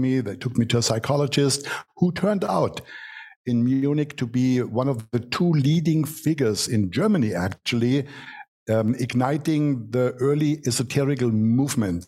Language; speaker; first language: English; non-native, fluent; German